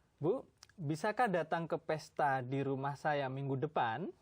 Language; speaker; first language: Indonesian; non-native, fluent; Thai